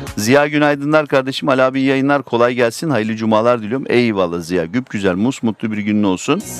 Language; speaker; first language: Turkish; early bilingual, heritage; Turkish